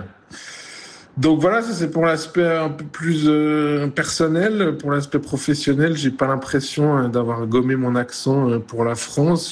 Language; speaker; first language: French; native; French